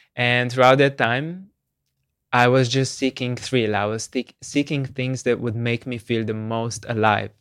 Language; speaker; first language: English; non-native, fluent; Slovenian